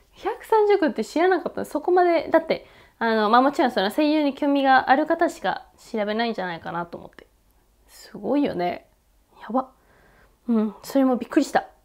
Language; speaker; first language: Japanese; non-native, fluent; Spanish